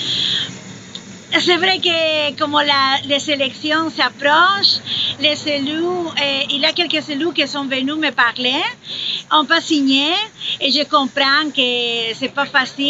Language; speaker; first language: French; non-native, fluent; Spanish